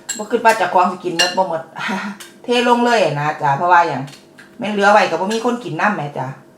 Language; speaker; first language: Thai; native; Thai